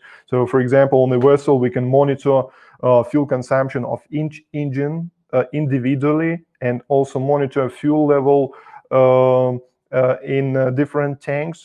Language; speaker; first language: English; non-native, fluent; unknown